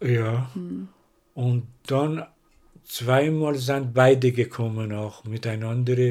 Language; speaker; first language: German; non-native, learner; Persian